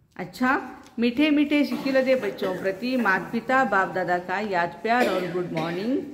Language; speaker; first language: Hindi; non-native, local second language; Marathi